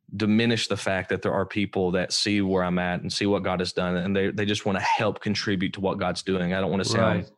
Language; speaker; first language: English; native; English